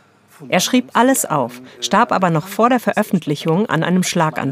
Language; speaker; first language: German; native; German